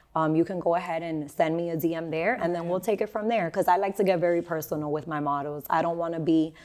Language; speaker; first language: English; native; English